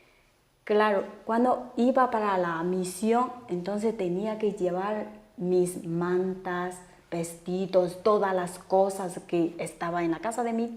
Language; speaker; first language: Spanish; non-native, fluent; Chinese